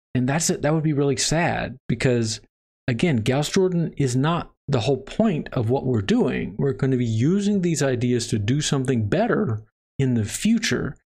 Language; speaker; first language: English; native; English